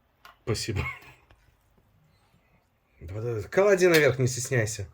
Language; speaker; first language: Russian; native; Russian